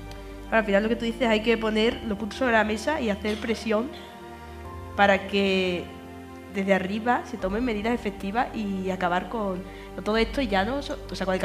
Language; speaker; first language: Spanish; native; Spanish